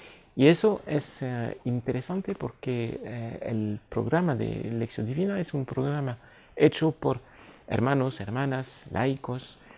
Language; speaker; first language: Spanish; non-native, fluent; French